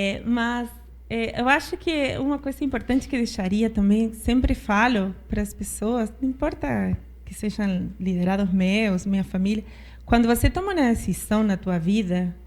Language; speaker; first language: Portuguese; non-native, fluent; Spanish